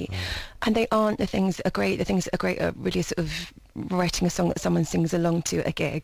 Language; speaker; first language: English; native; English